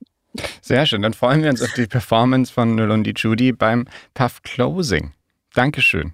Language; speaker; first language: German; native; German